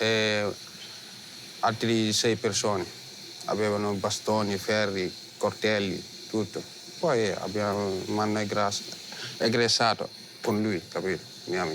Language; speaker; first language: Italian; non-native, learner; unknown